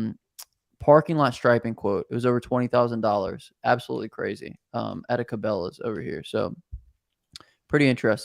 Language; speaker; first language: English; native; English